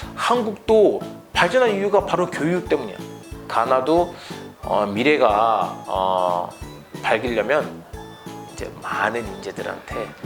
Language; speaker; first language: Korean; non-native, fluent; Akan